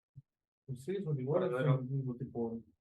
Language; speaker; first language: Spanish; native; Spanish